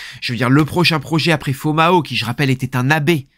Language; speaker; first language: French; native; French